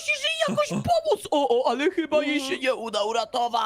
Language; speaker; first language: Polish; native; Polish